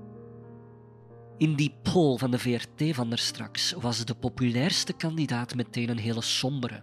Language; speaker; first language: Dutch; native; Dutch